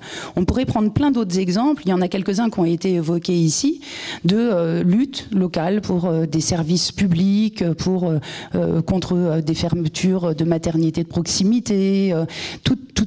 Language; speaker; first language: French; native; French